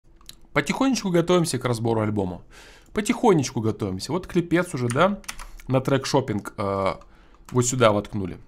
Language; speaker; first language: Russian; native; Russian